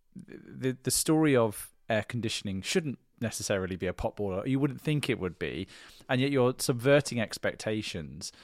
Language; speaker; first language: English; native; English